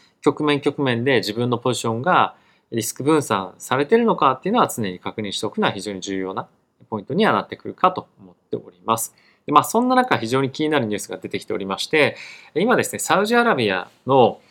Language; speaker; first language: Japanese; native; Japanese